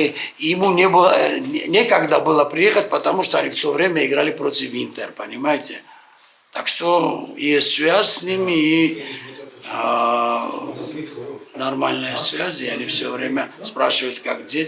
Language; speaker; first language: Russian; non-native, fluent; Georgian